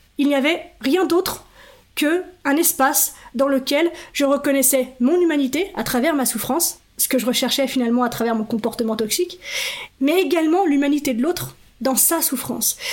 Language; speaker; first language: French; native; French